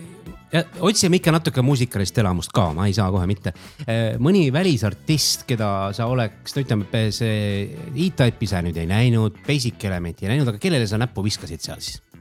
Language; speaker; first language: Estonian; native; Estonian